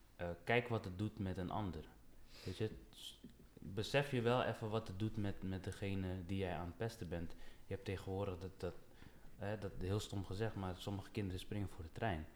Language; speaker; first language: Dutch; early bilingual, other home language; Papiamento